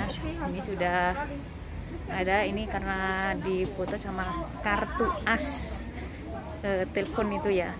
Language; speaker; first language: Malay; non-native, local second language; Javanese